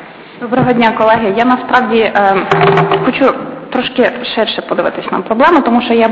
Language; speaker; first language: Ukrainian; native; Ukrainian